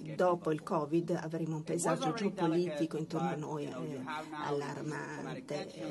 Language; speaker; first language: Italian; non-native, fluent; Catalan